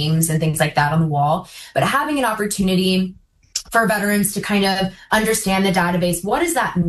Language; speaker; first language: English; native; English